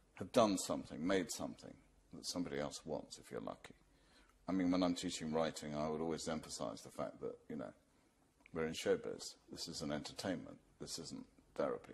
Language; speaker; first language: English; native; English